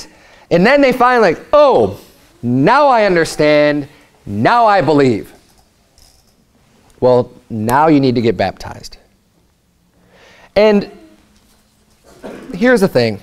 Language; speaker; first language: English; native; English